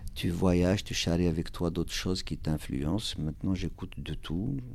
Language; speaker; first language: French; non-native, local second language; Kabyle